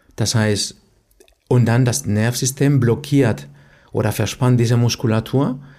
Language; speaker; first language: German; non-native, fluent; Spanish